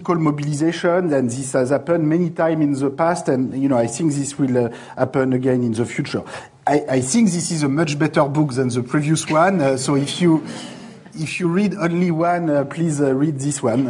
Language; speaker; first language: English; non-native, fluent; French